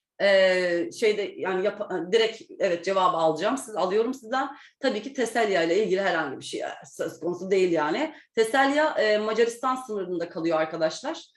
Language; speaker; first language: Turkish; native; Turkish